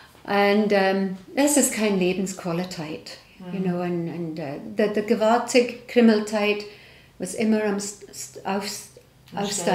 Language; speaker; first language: German; non-native, learner; English